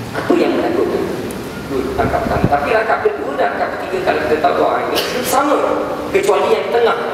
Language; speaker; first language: Malay; native; Malay